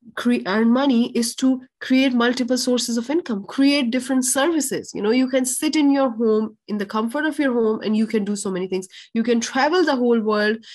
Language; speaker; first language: English; non-native, local second language; Urdu